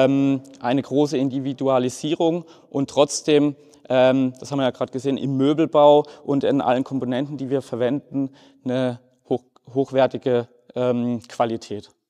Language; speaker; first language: German; native; German